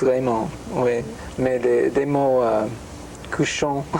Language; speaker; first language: French; non-native, fluent; English